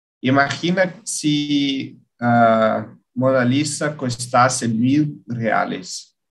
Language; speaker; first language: Spanish; non-native, learner; Portuguese